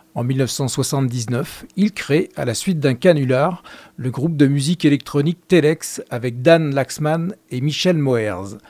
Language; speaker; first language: French; native; French